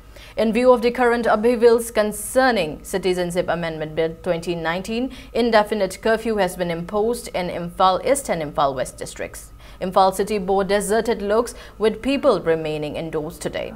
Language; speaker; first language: English; non-native, local second language; Manipuri